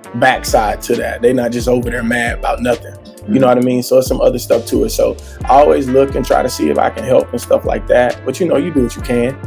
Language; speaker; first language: English; native; English